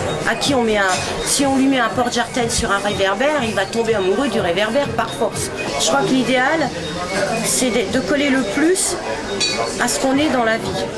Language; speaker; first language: French; native; French